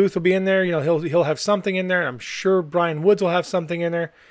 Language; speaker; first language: English; native; English